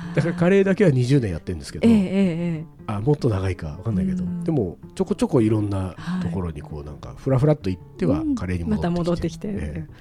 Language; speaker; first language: Japanese; native; Japanese